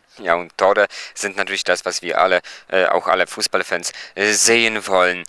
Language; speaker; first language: German; non-native, fluent; Polish